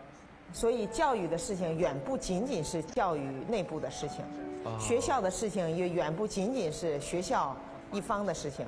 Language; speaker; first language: Chinese; native; Chinese